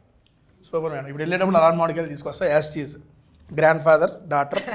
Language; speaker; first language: Telugu; native; Telugu